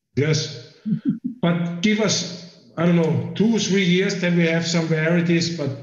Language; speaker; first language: English; non-native, fluent; German